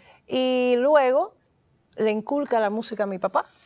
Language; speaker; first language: Spanish; early bilingual, heritage; Spanish